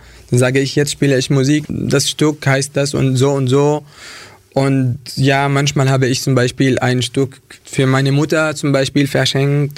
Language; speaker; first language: German; non-native, fluent; Arabic